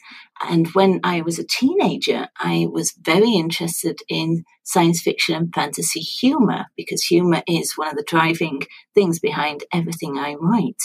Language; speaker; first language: English; native; English